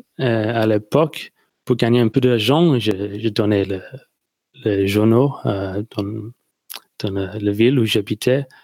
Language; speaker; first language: French; non-native, learner; English